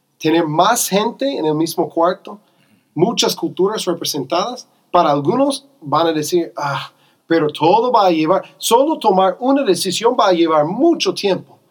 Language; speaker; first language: Spanish; non-native, fluent; English